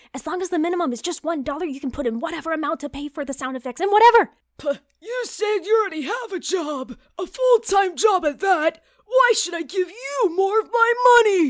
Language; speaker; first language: English; native; English